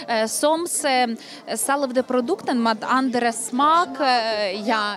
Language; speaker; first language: Dutch; non-native, learner; Ukrainian